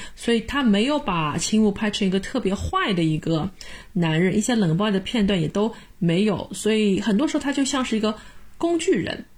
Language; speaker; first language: Chinese; native; Chinese